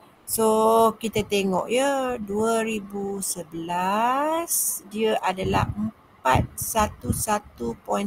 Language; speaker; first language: Malay; native; Malay